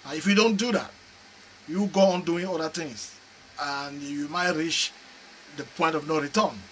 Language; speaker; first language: English; non-native, local second language; French